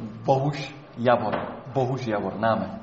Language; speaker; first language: German; non-native, learner; Czech